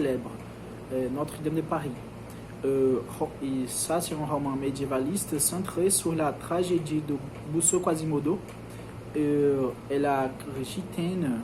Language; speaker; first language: French; non-native, learner; Portuguese